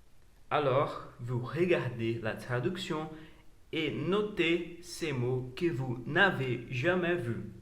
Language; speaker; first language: French; non-native, learner; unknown